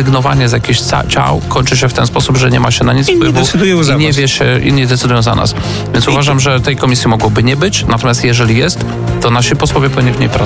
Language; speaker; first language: Polish; native; Polish